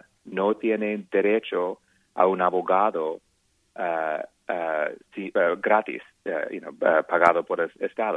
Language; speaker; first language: Spanish; non-native, fluent; English